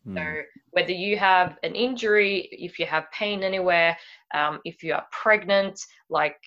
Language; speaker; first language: English; non-native, fluent; Swedish